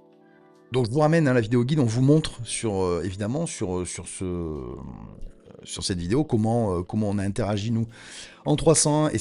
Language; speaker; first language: French; native; French